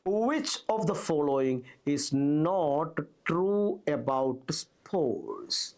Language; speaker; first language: English; non-native, local second language; Malayalam